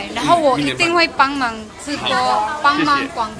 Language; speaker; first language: Chinese; non-native, fluent; Filipino